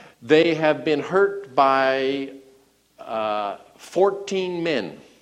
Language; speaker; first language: English; native; English